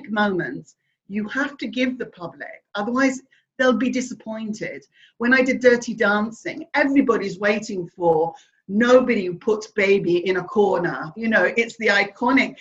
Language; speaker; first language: English; native; English